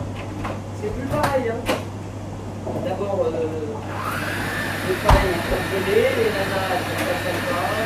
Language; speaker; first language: French; native; French